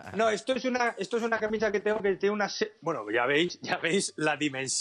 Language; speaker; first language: Spanish; native; Spanish